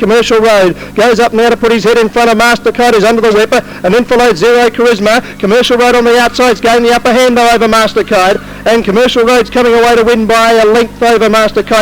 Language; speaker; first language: English; native; English